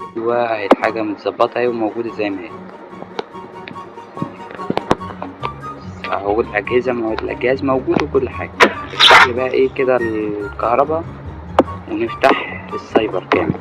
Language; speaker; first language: Arabic; native; Arabic